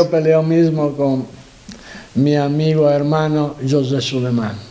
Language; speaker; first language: Spanish; non-native, learner; Italian